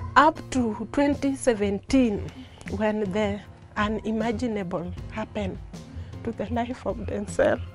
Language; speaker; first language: English; non-native, local second language; Luo (Kenya and Tanzania)